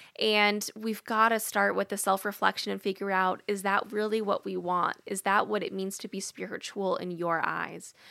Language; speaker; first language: English; native; English